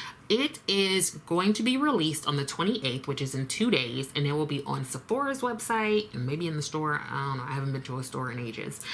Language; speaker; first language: English; native; English